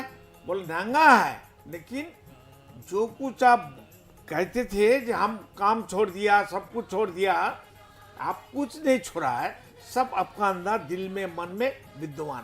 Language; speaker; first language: Hindi; non-native, local second language; Bangla